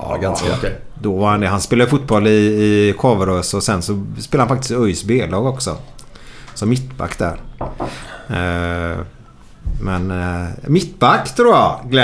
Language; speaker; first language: Swedish; native; Swedish